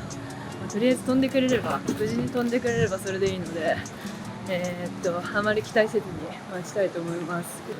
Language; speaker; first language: Japanese; native; Japanese